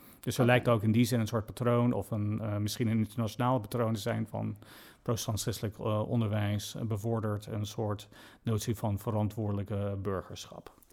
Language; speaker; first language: Dutch; non-native, fluent; English